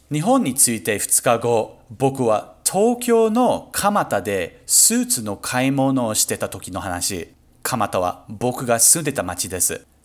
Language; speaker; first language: Japanese; non-native, fluent; English